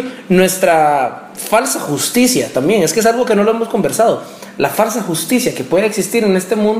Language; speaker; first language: Spanish; native; Spanish